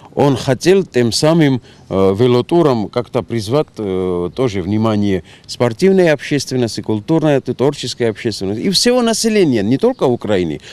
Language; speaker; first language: Russian; non-native, local second language; Georgian